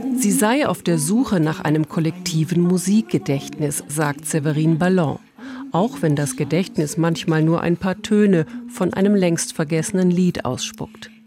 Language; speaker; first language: German; native; German